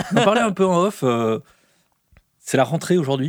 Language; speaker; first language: French; native; French